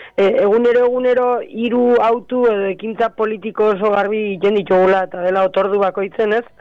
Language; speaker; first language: Basque; native; Basque